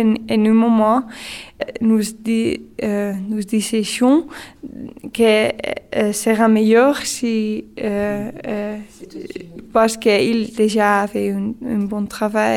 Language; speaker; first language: French; non-native, learner; Dutch